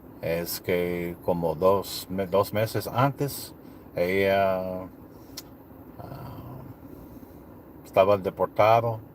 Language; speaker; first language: Spanish; non-native, learner; English